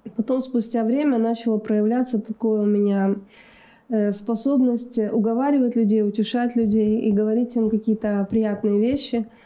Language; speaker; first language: Russian; native; Russian